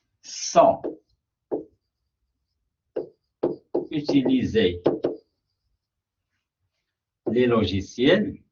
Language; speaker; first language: French; non-native, local second language; Arabic